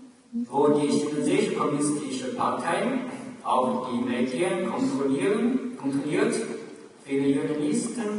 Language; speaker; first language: German; non-native, learner; Chinese